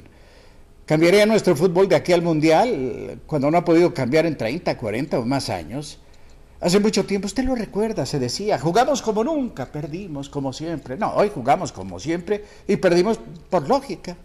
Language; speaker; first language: Spanish; native; Spanish